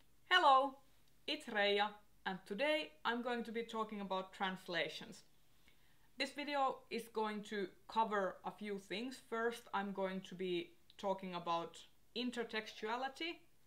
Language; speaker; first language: English; non-native, fluent; Finnish